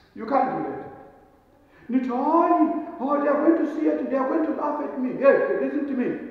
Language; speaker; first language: English; non-native, local second language; Northern Sotho